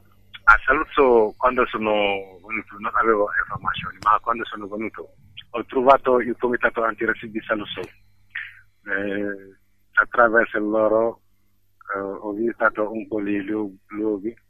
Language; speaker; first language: Italian; non-native, fluent; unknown